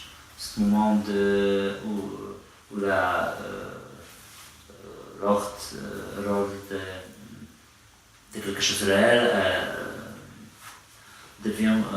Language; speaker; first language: French; non-native, fluent; Polish